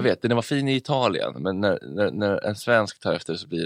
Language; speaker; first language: Swedish; native; Swedish